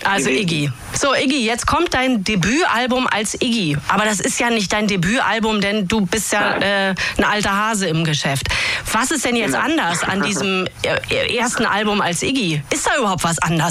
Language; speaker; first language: German; native; German